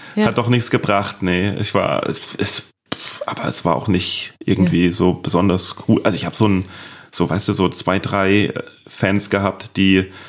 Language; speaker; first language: German; native; German